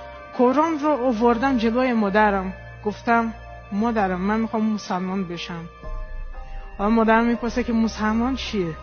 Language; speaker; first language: Persian; non-native, fluent; Portuguese